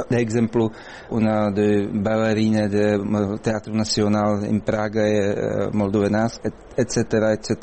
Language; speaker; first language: Romanian; non-native, learner; Czech